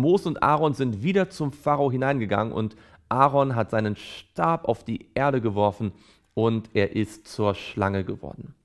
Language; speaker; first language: German; native; German